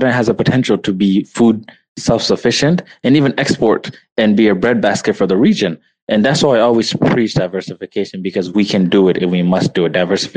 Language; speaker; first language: English; native; English